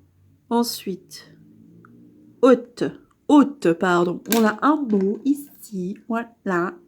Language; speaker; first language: French; native; French